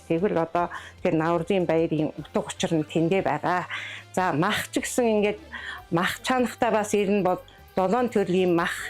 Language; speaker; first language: Mongolian; non-native, local second language; Kazakh